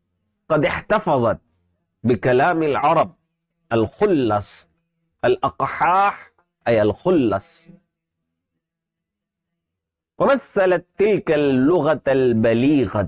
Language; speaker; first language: Arabic; non-native, fluent; Urdu